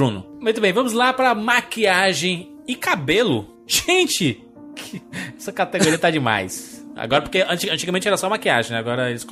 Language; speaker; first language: Portuguese; native; Portuguese